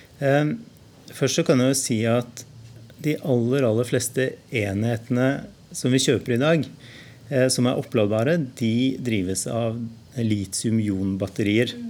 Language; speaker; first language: Norwegian; native; Norwegian